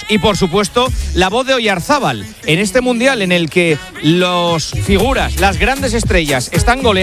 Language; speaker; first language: Spanish; native; Spanish